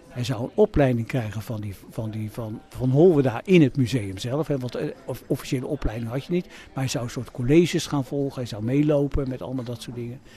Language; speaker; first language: Dutch; native; Dutch